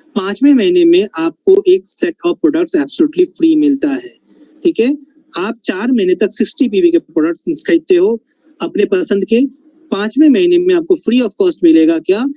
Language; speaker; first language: Hindi; non-native, local second language; Bangla